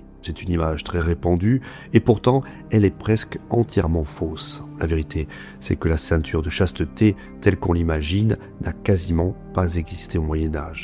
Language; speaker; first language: French; native; French